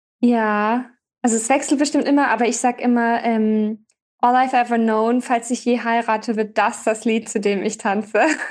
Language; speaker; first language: German; native; German